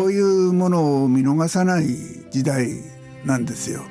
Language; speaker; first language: Japanese; native; Japanese